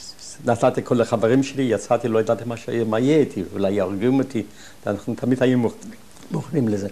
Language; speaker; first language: Hebrew; non-native, fluent; German